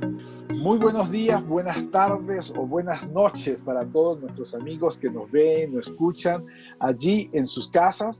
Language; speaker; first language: Spanish; native; Spanish